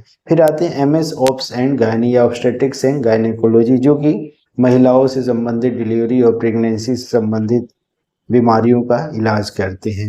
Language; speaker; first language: Hindi; native; Hindi